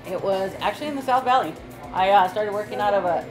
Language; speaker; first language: English; native; English